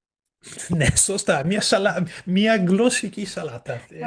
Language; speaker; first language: Greek; non-native, fluent; Portuguese